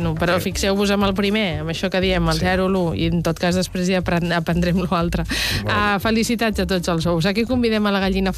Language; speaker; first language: Catalan; native; Catalan